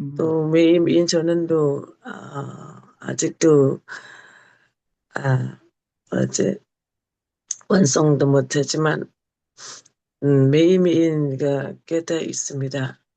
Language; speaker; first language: Korean; non-native, learner; Thai